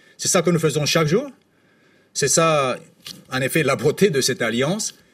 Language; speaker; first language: French; non-native, fluent; Romanian